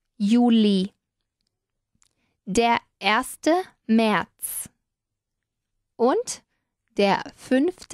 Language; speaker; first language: German; non-native, fluent; Spanish